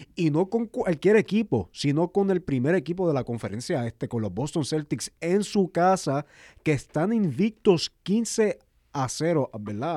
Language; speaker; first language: Spanish; native; Spanish